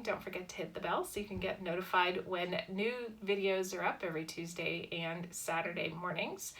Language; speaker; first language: English; native; English